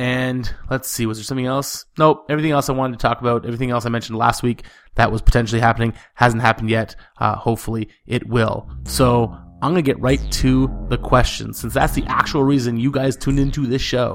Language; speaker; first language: English; native; English